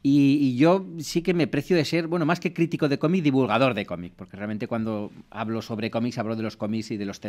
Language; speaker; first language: Spanish; native; Spanish